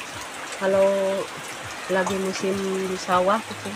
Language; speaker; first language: Indonesian; non-native, local second language; Sundanese